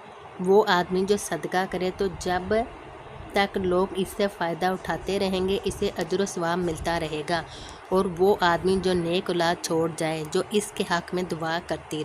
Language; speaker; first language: Urdu; native; Urdu